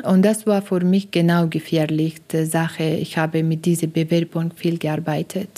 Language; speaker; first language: German; non-native, learner; Persian